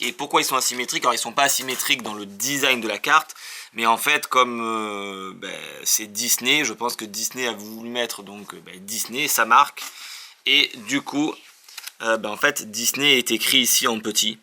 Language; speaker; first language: French; native; French